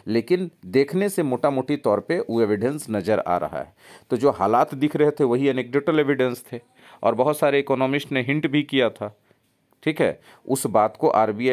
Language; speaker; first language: Hindi; native; Hindi